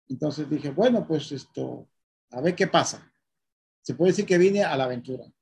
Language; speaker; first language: Spanish; native; Spanish